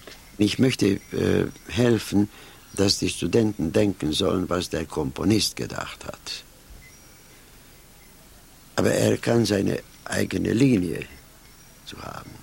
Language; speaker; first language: German; non-native, fluent; Hungarian